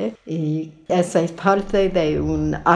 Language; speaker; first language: Spanish; non-native, fluent; English